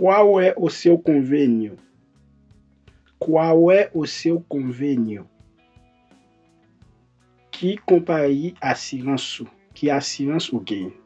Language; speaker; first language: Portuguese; non-native, fluent; Haitian Creole